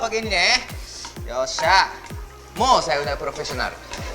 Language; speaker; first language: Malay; non-native, learner; Japanese